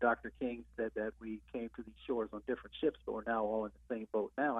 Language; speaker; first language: English; native; English